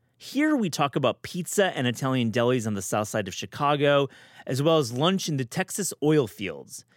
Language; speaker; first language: English; native; English